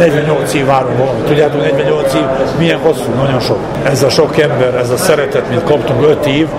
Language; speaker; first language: Hungarian; non-native, learner; Serbian